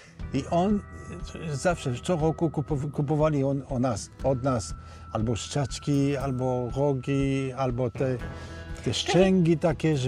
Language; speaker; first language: Polish; early bilingual, heritage; Polish